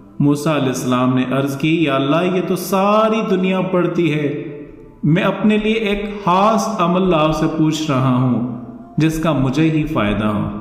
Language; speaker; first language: Urdu; non-native, local second language; Northern Hindko